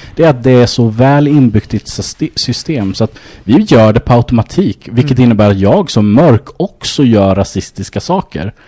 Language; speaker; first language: Swedish; early bilingual, other home language; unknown